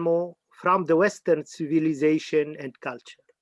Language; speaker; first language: English; non-native, fluent; Arabic